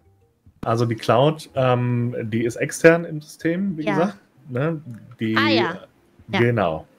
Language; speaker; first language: German; native; German